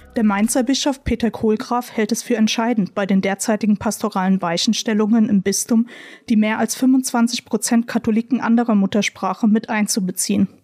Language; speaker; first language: German; early bilingual, other home language; Croatian